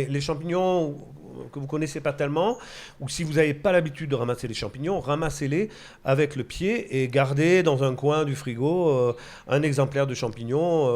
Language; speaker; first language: French; native; French